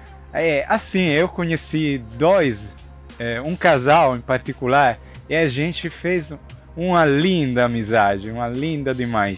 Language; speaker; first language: Portuguese; non-native, fluent; Italian